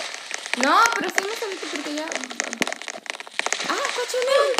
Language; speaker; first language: Italian; non-native, fluent; Spanish